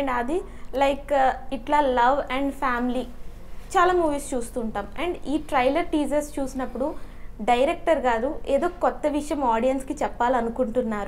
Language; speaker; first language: Telugu; native; Telugu